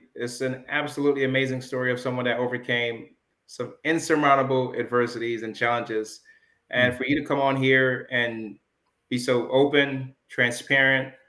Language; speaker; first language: English; early bilingual, other home language; Jamaican Creole English